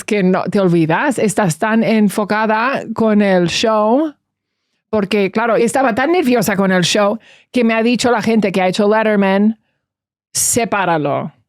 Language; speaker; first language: Spanish; early bilingual, heritage; English